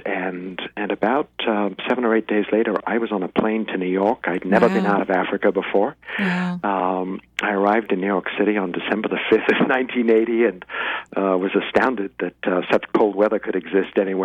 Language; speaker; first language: English; native; English